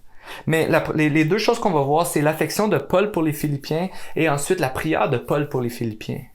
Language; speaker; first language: French; native; French